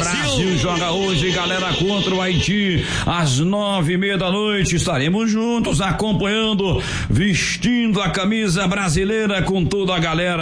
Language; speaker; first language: Portuguese; native; Portuguese